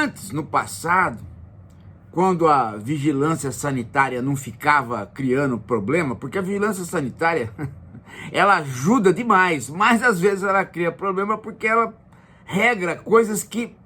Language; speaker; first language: Portuguese; native; Portuguese